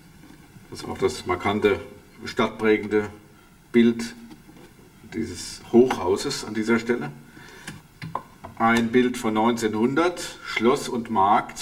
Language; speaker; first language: German; native; German